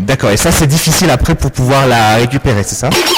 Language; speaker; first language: French; native; French